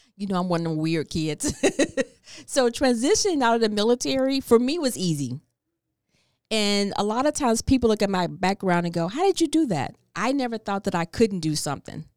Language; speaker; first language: English; native; English